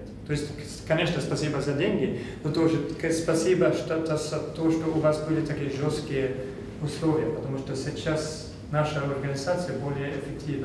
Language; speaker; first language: Russian; non-native, fluent; Swedish